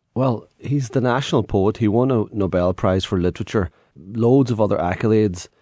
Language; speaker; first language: English; native; English